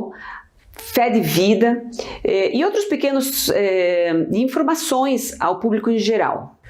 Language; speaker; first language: Portuguese; early bilingual, other home language; Spanish